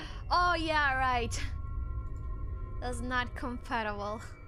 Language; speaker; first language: English; non-native, fluent; Spanish